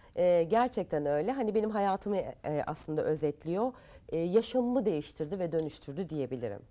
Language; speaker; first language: Turkish; early bilingual, heritage; Turkish